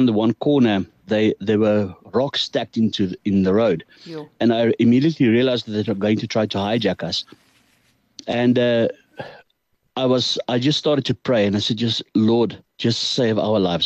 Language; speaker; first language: English; non-native, local second language; Afrikaans